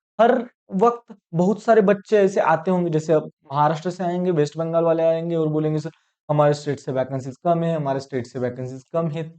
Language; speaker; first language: Hindi; non-native, local second language; Marathi